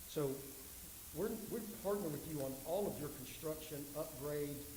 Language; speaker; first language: English; native; English